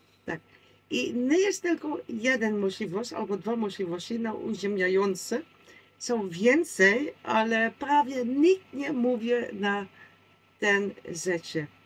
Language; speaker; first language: Polish; non-native, learner; Dutch